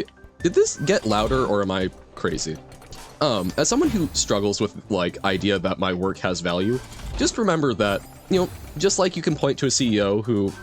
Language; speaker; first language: English; native; English